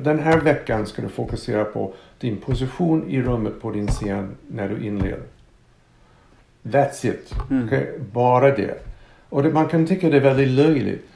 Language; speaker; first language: Swedish; non-native, fluent; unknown